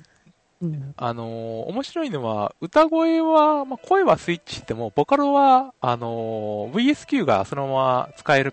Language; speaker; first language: Japanese; native; Japanese